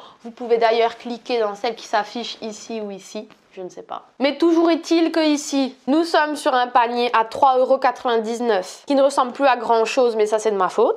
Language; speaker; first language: French; native; French